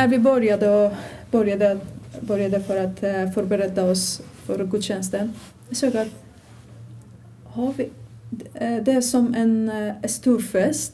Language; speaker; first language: Swedish; non-native, learner; Persian